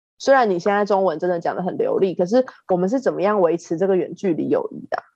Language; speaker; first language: Chinese; native; Chinese